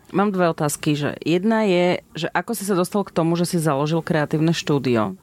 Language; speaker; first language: Slovak; native; Slovak